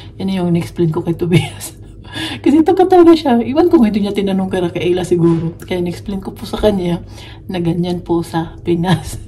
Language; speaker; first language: Filipino; non-native, local second language; Cebuano